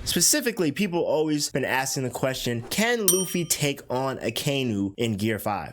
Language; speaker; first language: English; native; English